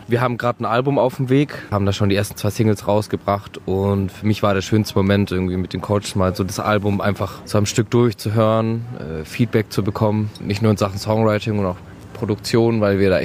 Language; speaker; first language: German; native; German